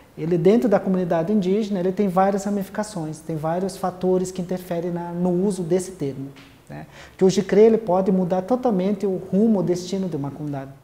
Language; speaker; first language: Portuguese; non-native, local second language; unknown